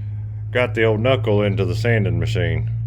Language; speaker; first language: English; native; English